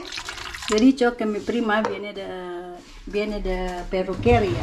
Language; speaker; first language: Spanish; non-native, learner; Indonesian